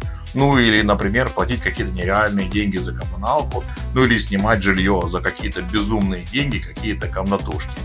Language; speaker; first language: Russian; native; Russian